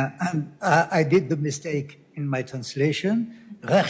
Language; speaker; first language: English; non-native, learner; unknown